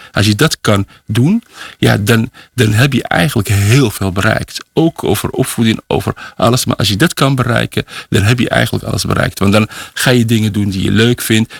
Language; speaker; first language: Dutch; early bilingual, other home language; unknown